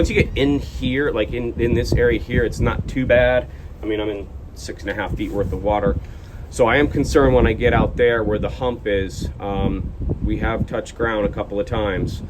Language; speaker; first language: English; native; English